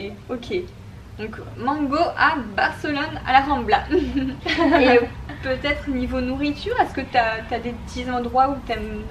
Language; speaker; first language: French; native; French